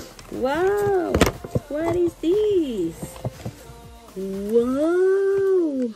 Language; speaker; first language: English; non-native, local second language; Filipino